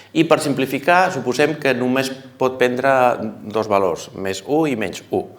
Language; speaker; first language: Catalan; non-native, local second language; Spanish